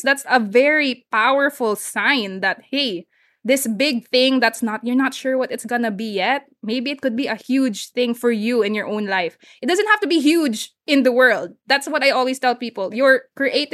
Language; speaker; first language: English; non-native, local second language; Hiligaynon